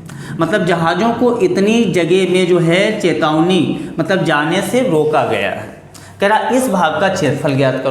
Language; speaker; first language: Hindi; native; Hindi